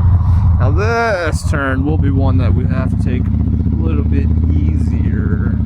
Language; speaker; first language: English; native; English